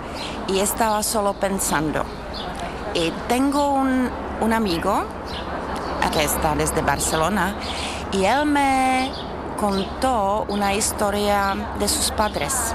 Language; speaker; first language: Spanish; non-native, fluent; Czech